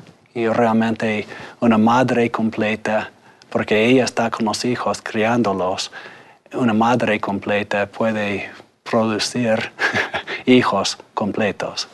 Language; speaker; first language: Spanish; non-native, fluent; English